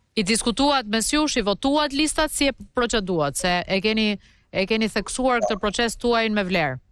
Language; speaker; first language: Albanian; native; Albanian